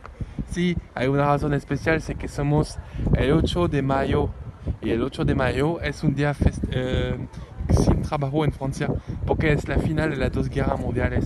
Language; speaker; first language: Spanish; non-native, learner; French